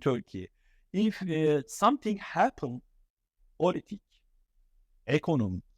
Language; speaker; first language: English; non-native, fluent; Turkish